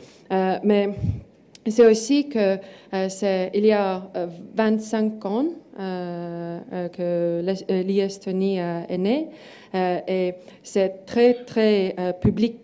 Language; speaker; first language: French; non-native, learner; Estonian